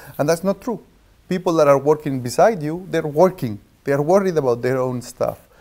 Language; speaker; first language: English; non-native, fluent; Spanish